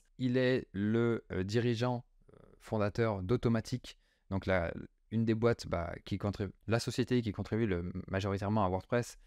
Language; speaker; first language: French; native; French